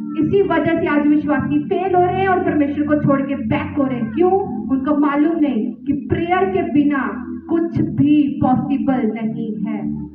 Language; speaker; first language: Hindi; native; Hindi